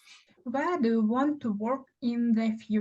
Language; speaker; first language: English; non-native, learner; Ukrainian